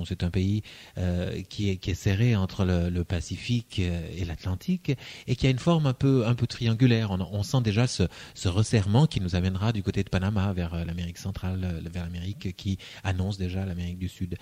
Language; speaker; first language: French; native; French